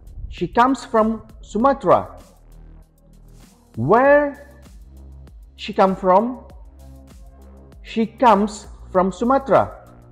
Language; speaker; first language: English; non-native, fluent; Indonesian